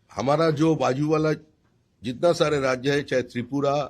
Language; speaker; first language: Hindi; non-native, local second language; Bangla